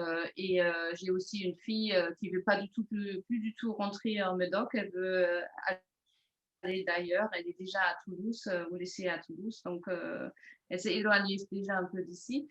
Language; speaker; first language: French; non-native, fluent; German